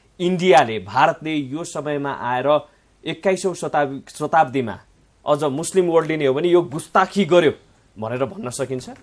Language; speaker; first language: Nepali; native; Nepali